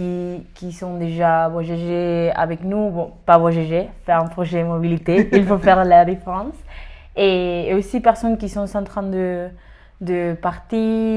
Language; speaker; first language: French; non-native, learner; Spanish